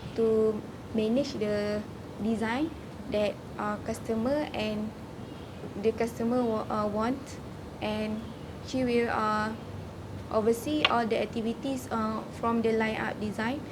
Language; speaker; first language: English; non-native, learner; Malay